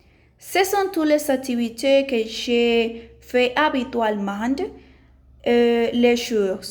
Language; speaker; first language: French; non-native, learner; Spanish